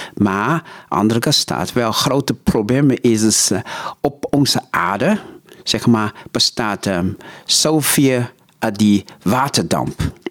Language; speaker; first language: Dutch; non-native, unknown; Chinese